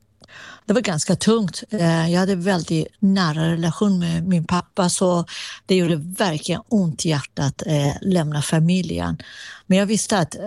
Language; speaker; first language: Swedish; non-native, fluent; Persian